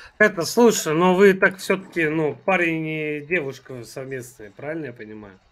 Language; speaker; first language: Russian; native; Russian